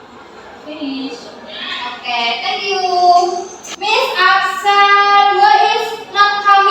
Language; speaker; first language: English; non-native, learner; Indonesian